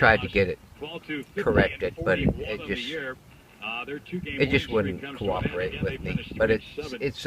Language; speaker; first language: English; native; English